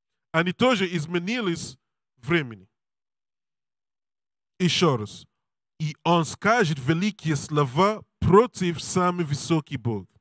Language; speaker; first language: Russian; non-native, learner; English